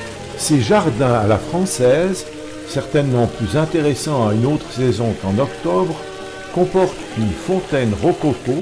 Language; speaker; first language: French; native; French